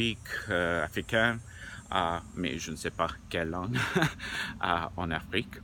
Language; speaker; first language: French; non-native, learner; English